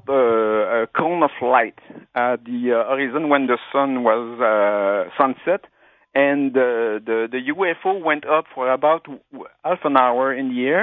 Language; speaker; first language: English; non-native, fluent; French